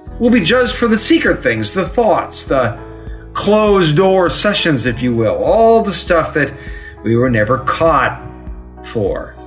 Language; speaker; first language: English; native; English